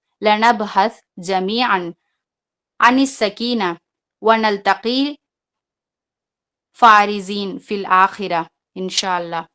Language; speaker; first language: Arabic; non-native, learner; Tamil